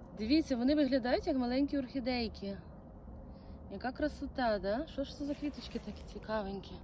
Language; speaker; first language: Ukrainian; non-native, local second language; Russian